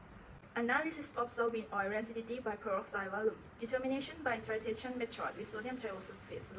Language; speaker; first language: English; non-native, learner; Thai